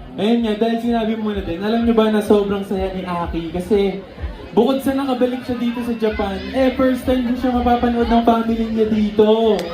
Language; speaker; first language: Filipino; native; Filipino